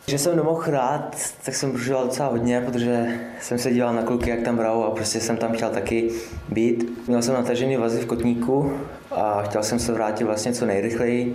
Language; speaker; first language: Czech; early bilingual, other home language; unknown